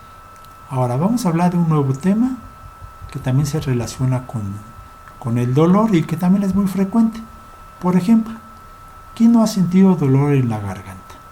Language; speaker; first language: Spanish; native; Spanish